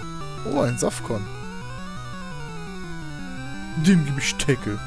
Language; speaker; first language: German; native; German